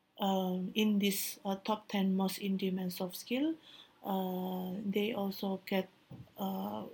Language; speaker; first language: English; non-native, learner; Indonesian